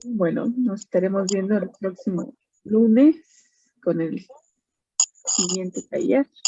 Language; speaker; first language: Spanish; native; Spanish